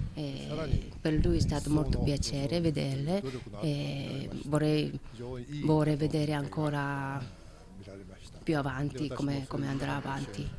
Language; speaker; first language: Italian; non-native, learner; Japanese